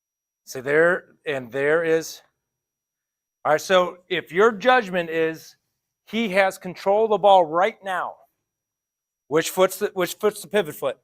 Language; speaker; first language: English; native; English